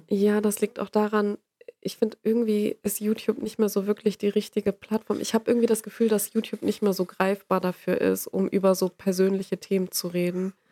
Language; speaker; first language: German; native; German